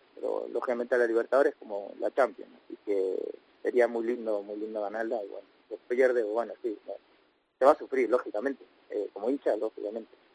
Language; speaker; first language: Spanish; native; Spanish